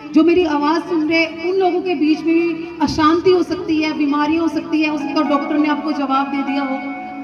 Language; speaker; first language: Hindi; non-native, local second language; Punjabi